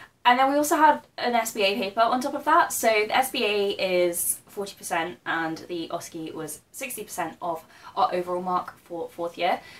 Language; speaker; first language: English; native; English